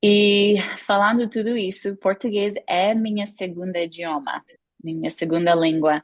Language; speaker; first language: Portuguese; non-native, fluent; English